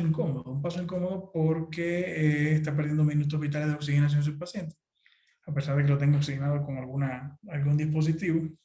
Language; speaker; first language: Spanish; native; Spanish